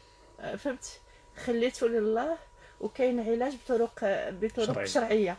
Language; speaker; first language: Arabic; native; Arabic